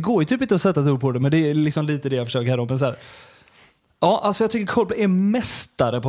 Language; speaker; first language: Swedish; native; Swedish